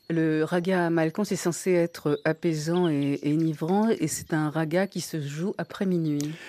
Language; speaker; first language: French; native; French